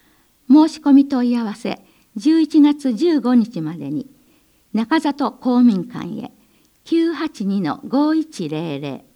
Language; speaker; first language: Japanese; native; Japanese